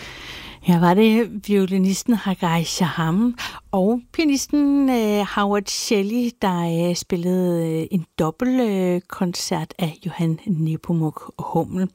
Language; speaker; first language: Danish; native; Danish